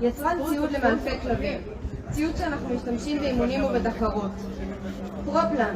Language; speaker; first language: Hebrew; native; Hebrew